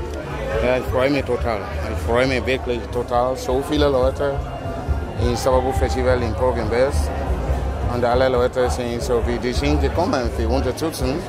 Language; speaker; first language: German; non-native, learner; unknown